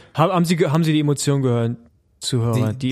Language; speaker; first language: German; native; German